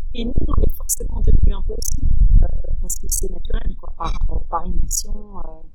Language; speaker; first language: French; early bilingual, heritage; French